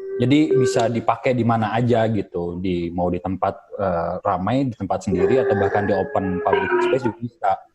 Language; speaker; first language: Indonesian; native; Indonesian